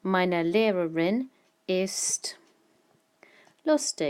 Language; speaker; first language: German; non-native, fluent; English